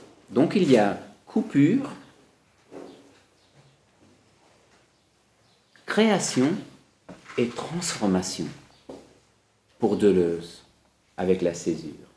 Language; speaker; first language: French; non-native, fluent; English